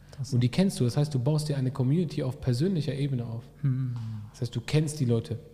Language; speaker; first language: German; early bilingual, other home language; Arabic